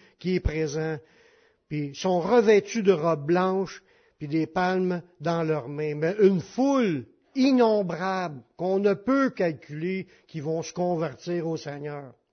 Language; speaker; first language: French; native; French